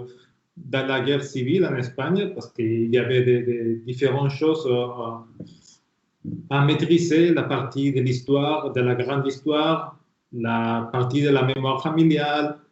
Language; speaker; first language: French; non-native, fluent; Spanish